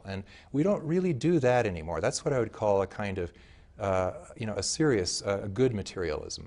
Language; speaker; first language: English; native; English